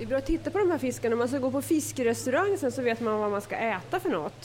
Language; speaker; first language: Swedish; native; Swedish